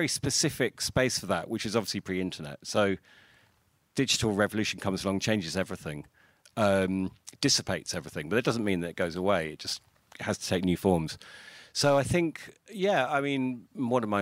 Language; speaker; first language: English; native; English